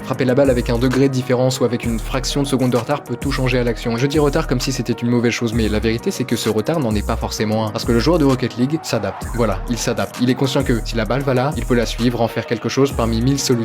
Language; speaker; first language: French; native; French